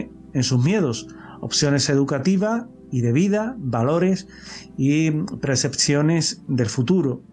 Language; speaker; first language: Spanish; native; Spanish